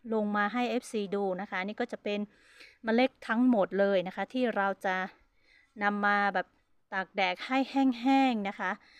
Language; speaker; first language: Thai; non-native, local second language; Hmong